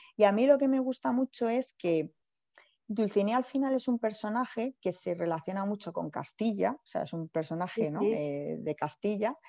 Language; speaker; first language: Spanish; native; Spanish